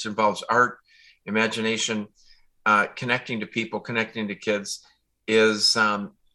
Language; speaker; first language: English; native; English